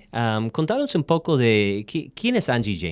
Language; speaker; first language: Spanish; non-native, fluent; English